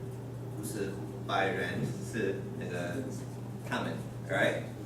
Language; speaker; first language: Chinese; non-native, learner; English